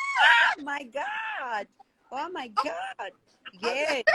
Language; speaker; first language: English; non-native, learner; Hindi